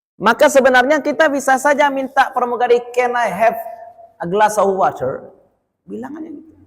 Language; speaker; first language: Malay; non-native, local second language; Minangkabau